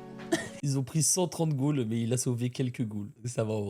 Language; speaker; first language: French; native; French